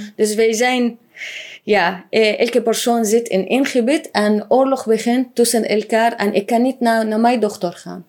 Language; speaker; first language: Dutch; non-native, learner; Arabic